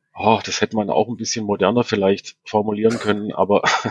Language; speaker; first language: German; native; German